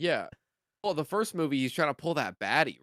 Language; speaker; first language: English; native; English